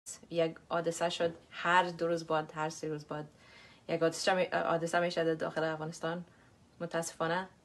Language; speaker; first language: Persian; early bilingual, heritage; Persian